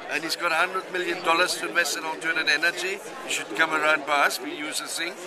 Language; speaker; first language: English; non-native, fluent; German